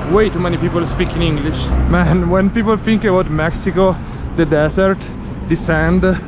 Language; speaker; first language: English; non-native, fluent; Italian